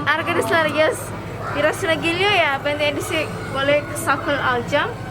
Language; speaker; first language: Turkish; non-native, learner; Indonesian